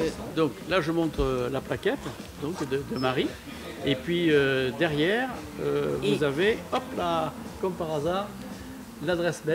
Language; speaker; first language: French; native; French